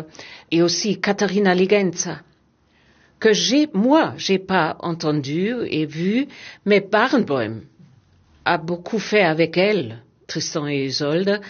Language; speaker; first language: French; non-native, fluent; German